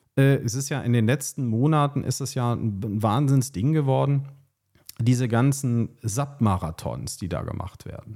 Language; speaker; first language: German; native; German